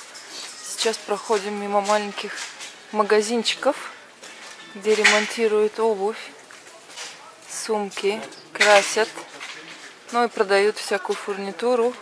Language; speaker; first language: Russian; native; Russian